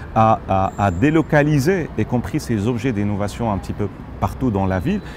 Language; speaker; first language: French; non-native, local second language; Arabic